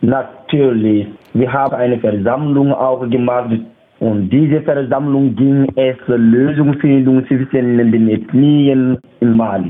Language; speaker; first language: German; non-native, fluent; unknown